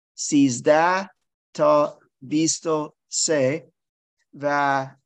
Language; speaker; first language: Persian; non-native, learner; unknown